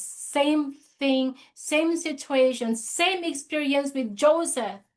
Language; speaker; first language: English; non-native, local second language; Filipino